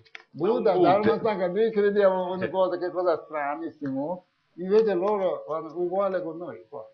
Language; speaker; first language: Italian; non-native, learner; Tibetan